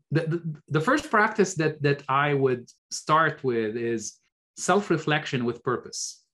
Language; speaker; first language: English; non-native, fluent; Arabic